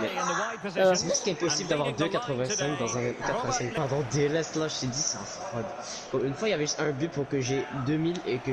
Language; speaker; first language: French; native; French